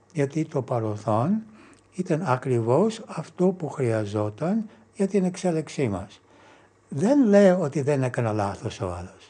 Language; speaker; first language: Greek; non-native, fluent; English